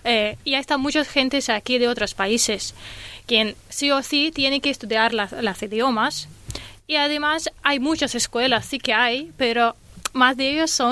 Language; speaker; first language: Spanish; non-native, learner; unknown